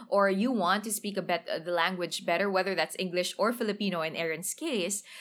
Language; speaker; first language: English; non-native, local second language; Filipino